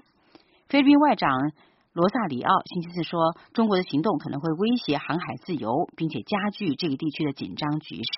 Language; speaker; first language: Chinese; native; Chinese